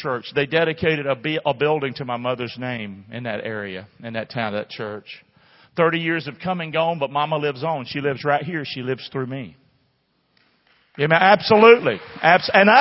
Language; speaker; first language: English; native; English